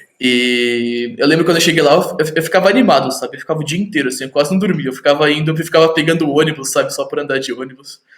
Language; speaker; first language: Portuguese; native; Portuguese